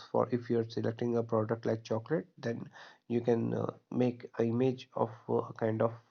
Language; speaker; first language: English; non-native, local second language; Hindi